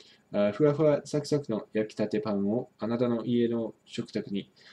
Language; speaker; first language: Japanese; non-native, fluent; English